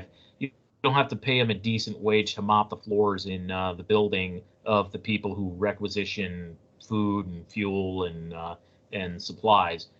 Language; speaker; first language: English; native; English